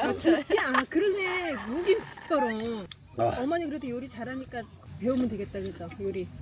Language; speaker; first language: Korean; native; Korean